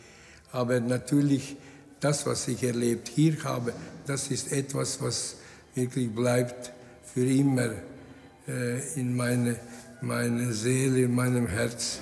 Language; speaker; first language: German; non-native, fluent; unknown